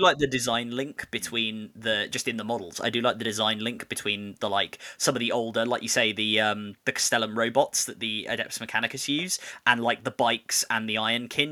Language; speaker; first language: English; native; English